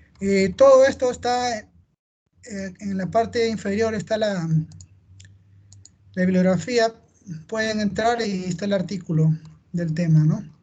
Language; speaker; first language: Spanish; native; Spanish